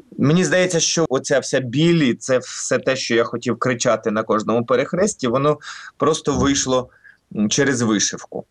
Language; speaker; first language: Ukrainian; non-native, local second language; Russian